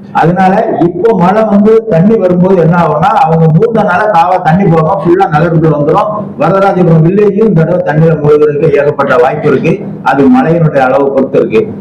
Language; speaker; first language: Tamil; native; Tamil